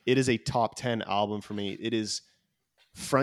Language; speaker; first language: English; native; English